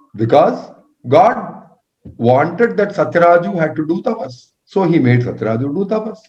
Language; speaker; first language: English; non-native, local second language; Telugu